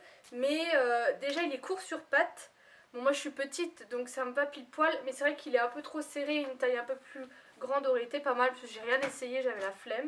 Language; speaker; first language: French; native; French